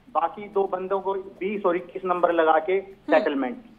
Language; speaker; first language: Hindi; native; Hindi